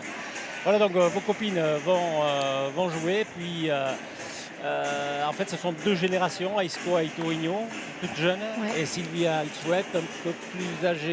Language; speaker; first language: French; native; French